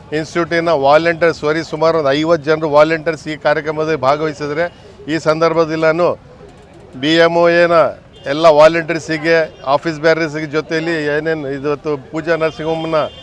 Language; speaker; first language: Kannada; non-native, local second language; Urdu